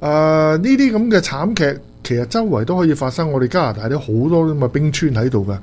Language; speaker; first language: Chinese; native; Chinese